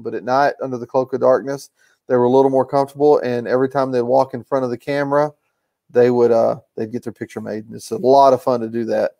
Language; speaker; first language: English; native; English